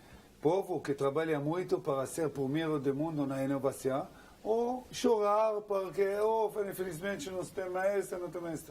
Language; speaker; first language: Portuguese; non-native, learner; Hebrew